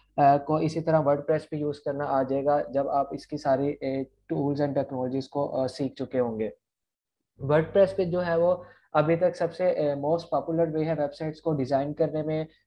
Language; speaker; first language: Urdu; non-native, local second language; Punjabi